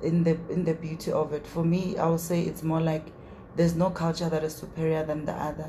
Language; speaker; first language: English; non-native, local second language; Tswana